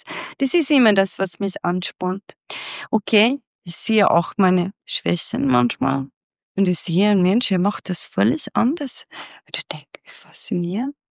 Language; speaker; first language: German; non-native, fluent; Swedish